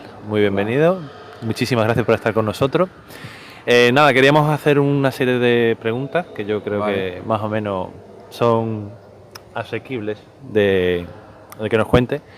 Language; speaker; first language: Spanish; native; Spanish